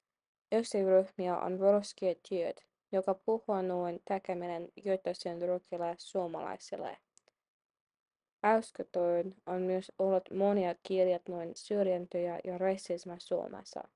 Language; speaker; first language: Finnish; non-native, learner; English